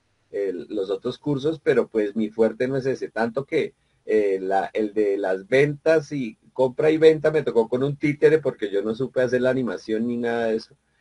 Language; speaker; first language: Spanish; native; Spanish